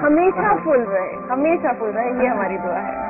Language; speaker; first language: Hindi; native; Hindi